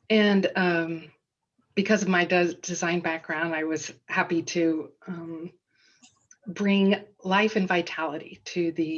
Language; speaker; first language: English; non-native, fluent; Danish